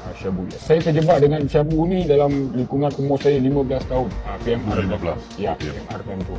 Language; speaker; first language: Malay; native; Malay